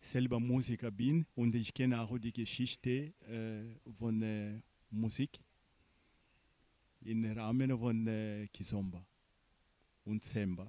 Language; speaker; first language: German; non-native, fluent; Portuguese